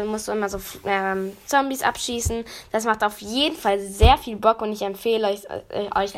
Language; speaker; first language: German; native; German